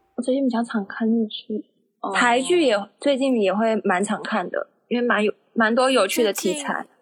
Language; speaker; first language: Chinese; native; Chinese